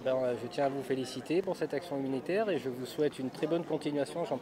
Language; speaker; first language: French; native; French